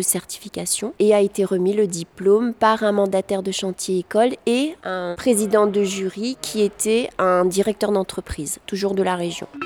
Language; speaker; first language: French; native; French